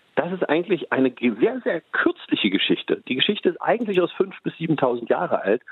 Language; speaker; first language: German; native; German